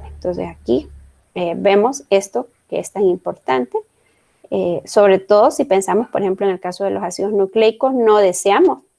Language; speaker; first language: Spanish; native; Spanish